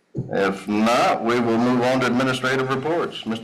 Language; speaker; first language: English; native; English